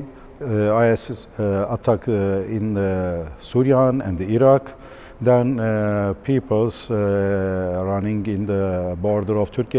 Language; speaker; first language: English; non-native, learner; Turkish